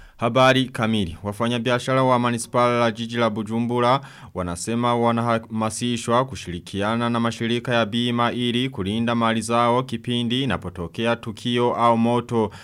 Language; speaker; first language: Swahili; non-native, local second language; Rundi